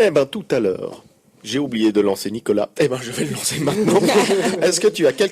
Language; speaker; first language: French; native; French